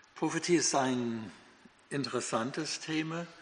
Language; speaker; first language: German; non-native, fluent; English